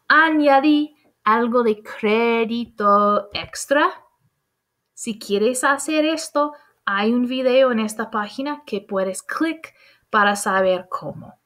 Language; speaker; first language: Spanish; non-native, fluent; English